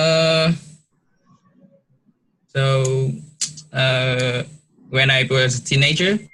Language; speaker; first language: English; non-native, learner; Vietnamese